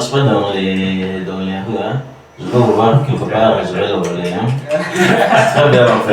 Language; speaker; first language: French; non-native, learner; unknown